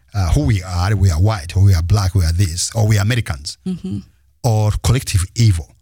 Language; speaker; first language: English; non-native, local second language; Kinyarwanda